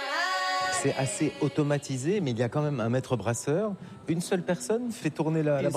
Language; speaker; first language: French; native; French